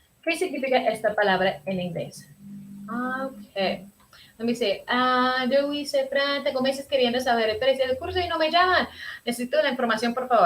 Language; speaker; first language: Spanish; early bilingual, heritage; Spanish